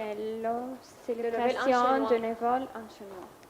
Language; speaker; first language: French; non-native, learner; Arabic